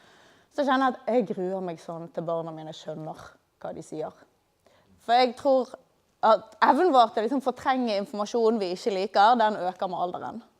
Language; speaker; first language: Norwegian; native; Norwegian